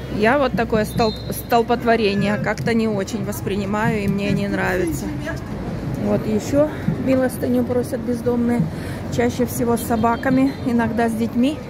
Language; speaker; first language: Russian; native; Russian